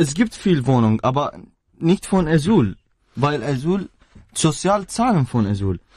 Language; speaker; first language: German; non-native, learner; Arabic